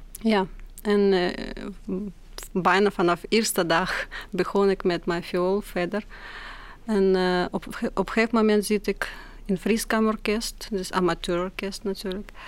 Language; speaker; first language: Dutch; non-native, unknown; Russian